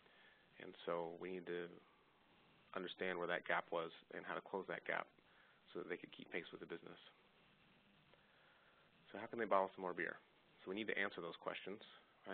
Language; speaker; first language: English; native; English